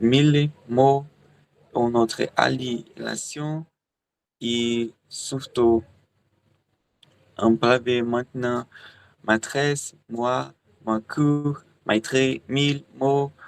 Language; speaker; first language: French; non-native, learner; Portuguese